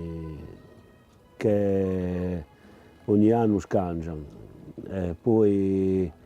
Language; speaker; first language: Italian; non-native, local second language; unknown